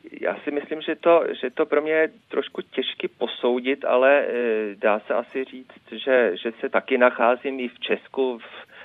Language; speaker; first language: Czech; non-native, fluent; Norwegian